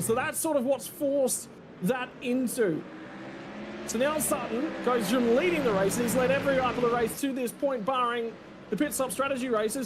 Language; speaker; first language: English; native; English